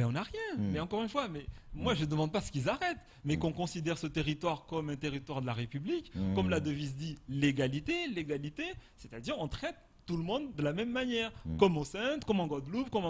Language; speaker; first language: French; non-native, local second language; Comorian